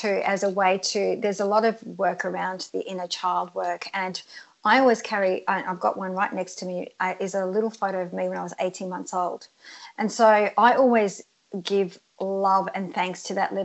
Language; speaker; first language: English; early bilingual, other home language; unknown